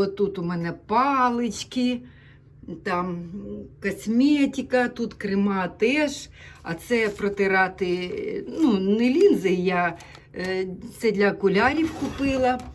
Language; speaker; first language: Ukrainian; non-native, local second language; Russian